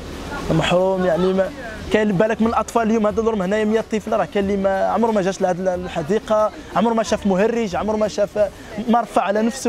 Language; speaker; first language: Arabic; native; Arabic